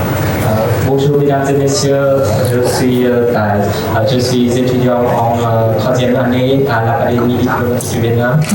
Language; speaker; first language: French; non-native, fluent; Vietnamese